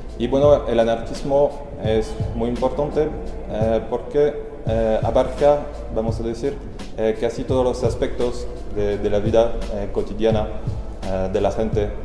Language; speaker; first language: Spanish; non-native, fluent; French